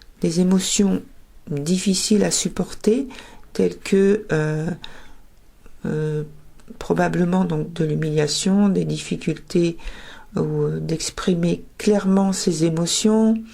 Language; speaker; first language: French; native; French